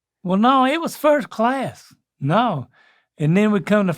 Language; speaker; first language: English; native; English